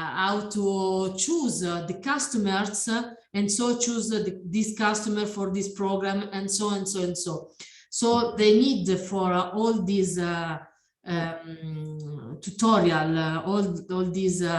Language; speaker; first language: English; non-native, learner; Italian